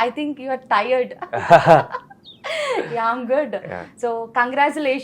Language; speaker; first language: Telugu; native; Telugu